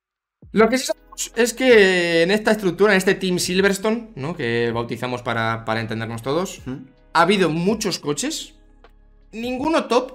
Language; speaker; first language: Spanish; native; Spanish